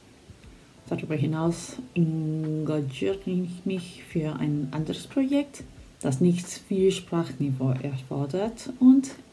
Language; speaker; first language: German; non-native, fluent; Korean